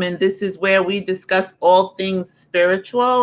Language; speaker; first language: English; native; English